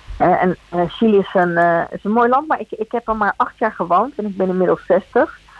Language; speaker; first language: Dutch; early bilingual, other home language; Spanish